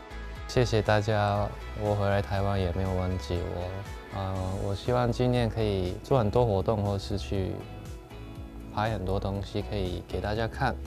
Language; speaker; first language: Chinese; non-native, fluent; Japanese